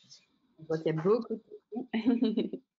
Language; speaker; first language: French; native; French